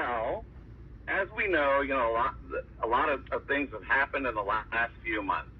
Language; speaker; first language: English; native; English